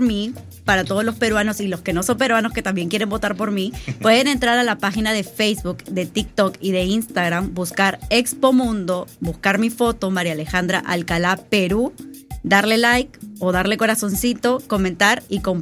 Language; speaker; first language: Spanish; native; Spanish